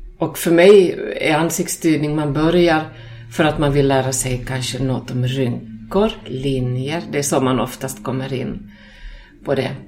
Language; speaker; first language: Swedish; native; Swedish